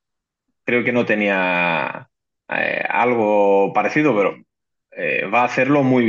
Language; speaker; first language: Spanish; non-native, fluent; Greek